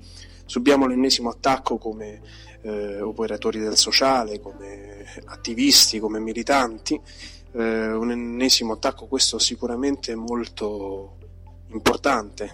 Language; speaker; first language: Italian; native; Italian